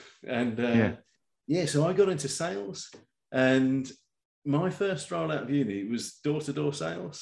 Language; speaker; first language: English; native; English